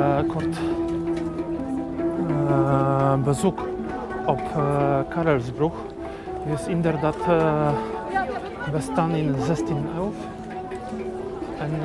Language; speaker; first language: Dutch; non-native, learner; Polish